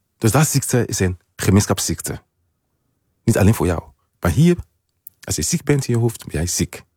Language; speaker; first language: Dutch; non-native, fluent; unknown